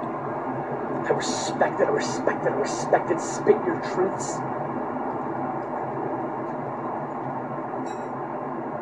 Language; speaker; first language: English; early bilingual, other home language; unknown